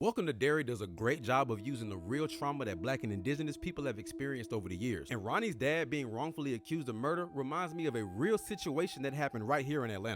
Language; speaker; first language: English; native; English